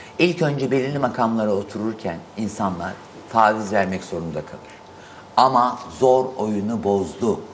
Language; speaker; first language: Turkish; native; Turkish